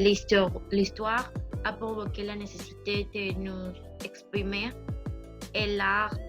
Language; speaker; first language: French; non-native, learner; Spanish